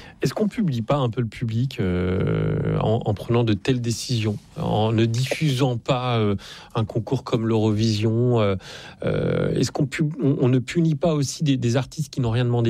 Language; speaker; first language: French; native; French